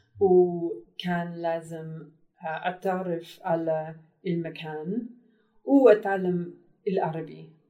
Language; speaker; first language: Arabic; non-native, learner; English